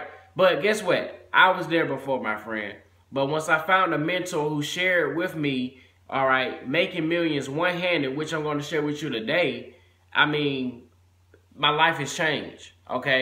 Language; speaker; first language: English; native; English